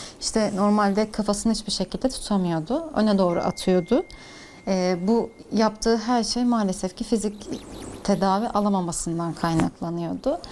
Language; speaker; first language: Turkish; native; Turkish